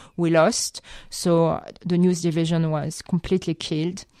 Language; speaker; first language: English; non-native, fluent; French